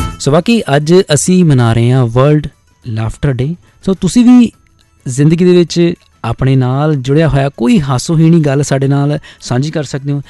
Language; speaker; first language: Punjabi; native; Punjabi